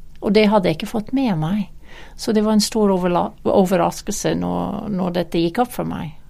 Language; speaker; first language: Norwegian; non-native, fluent; English